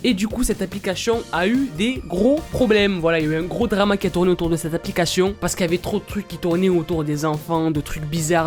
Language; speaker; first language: French; native; French